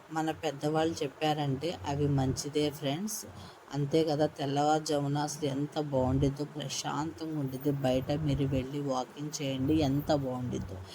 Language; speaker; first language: Telugu; non-native, local second language; Urdu